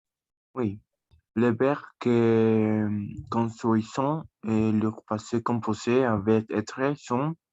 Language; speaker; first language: French; non-native, learner; Spanish